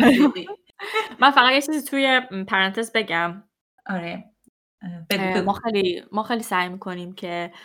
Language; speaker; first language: Persian; native; Persian